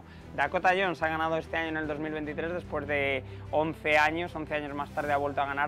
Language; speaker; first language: Spanish; native; Spanish